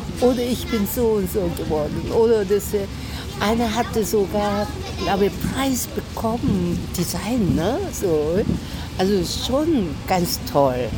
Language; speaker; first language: German; non-native, learner; Korean